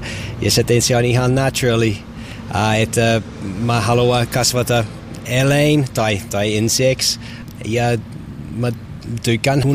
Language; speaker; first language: Finnish; non-native, learner; English